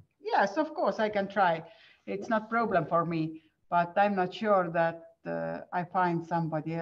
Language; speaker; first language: English; non-native, learner; Estonian